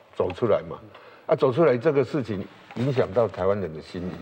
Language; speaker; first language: Chinese; native; Chinese